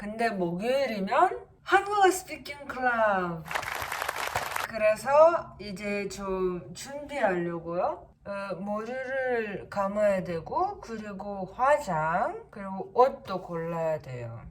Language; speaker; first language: Korean; non-native, fluent; Russian